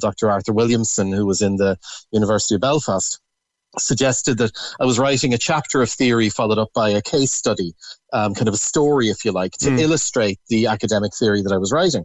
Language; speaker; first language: English; native; English